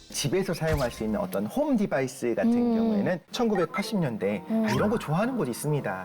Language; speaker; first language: Korean; native; Korean